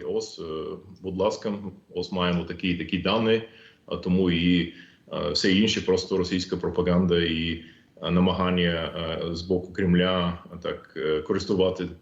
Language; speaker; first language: Ukrainian; non-native, fluent; English